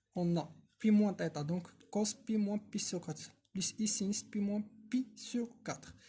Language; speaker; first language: French; non-native, local second language; Arabic